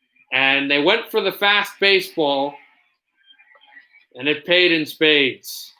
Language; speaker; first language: English; native; English